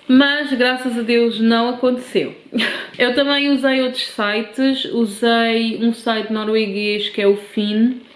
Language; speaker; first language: Portuguese; non-native, local second language; Kabuverdianu